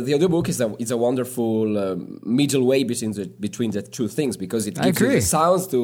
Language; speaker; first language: English; non-native, fluent; Italian